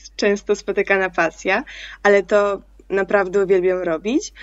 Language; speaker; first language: Polish; early bilingual, other home language; Russian